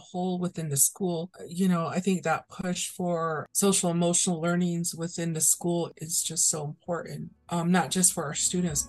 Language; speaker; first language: English; early bilingual, other home language; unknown